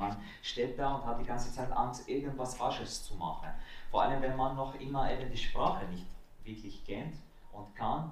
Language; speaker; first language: German; non-native, fluent; Arabic